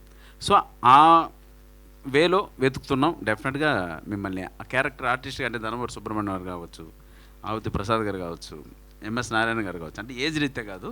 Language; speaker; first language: Telugu; native; Telugu